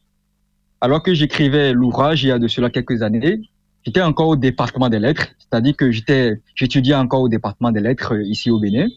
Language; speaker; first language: French; non-native, local second language; Fon